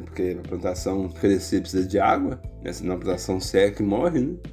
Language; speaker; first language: Portuguese; native; Portuguese